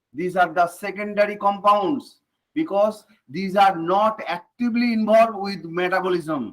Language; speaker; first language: English; non-native, local second language; Bangla